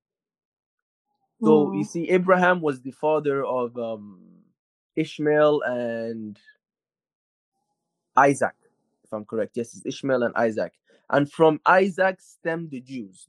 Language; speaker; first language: English; non-native, local second language; Hausa